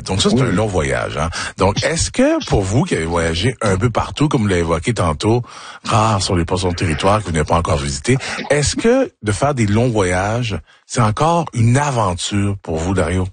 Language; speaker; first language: French; native; French